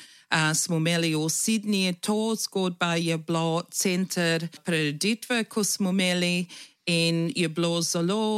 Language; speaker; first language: Slovenian; early bilingual, heritage; English